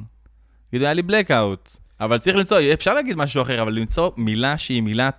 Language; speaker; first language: Hebrew; native; Hebrew